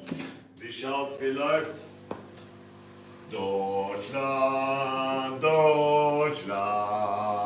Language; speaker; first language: German; non-native, learner; Kurdish